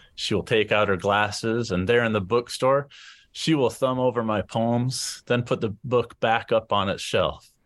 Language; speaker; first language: English; native; English